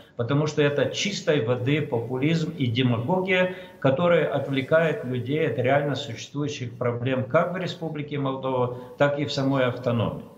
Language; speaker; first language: Russian; non-native, local second language; Romanian